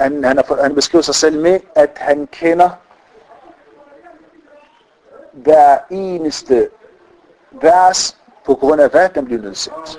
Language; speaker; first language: Danish; non-native, fluent; Arabic